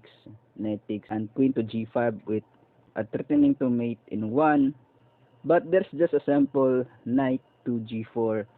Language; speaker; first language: English; non-native, local second language; Filipino